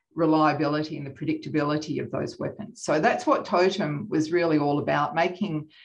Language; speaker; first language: English; native; English